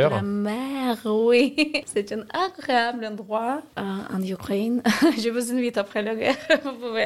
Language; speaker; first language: French; non-native, learner; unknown